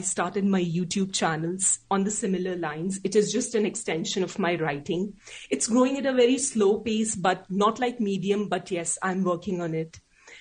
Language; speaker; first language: English; non-native, local second language; Hindi